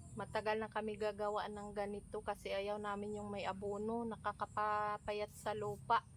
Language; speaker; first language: Filipino; non-native, local second language; Cebuano